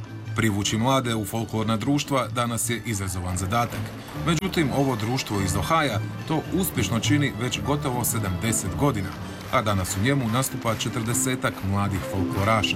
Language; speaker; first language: Serbian; native; Serbian